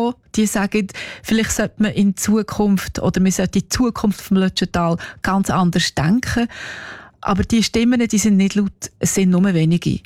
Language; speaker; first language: German; native; German